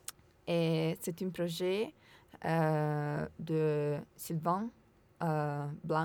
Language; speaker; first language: French; non-native, learner; Italian